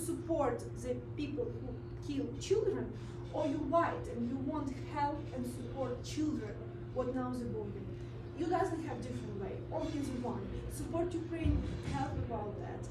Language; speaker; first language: English; non-native, learner; Russian